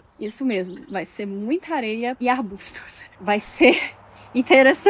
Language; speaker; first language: Portuguese; native; Portuguese